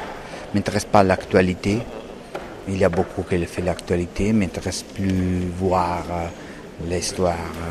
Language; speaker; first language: French; non-native, learner; Italian